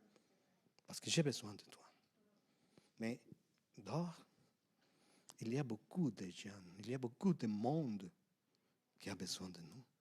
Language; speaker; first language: French; non-native, fluent; Spanish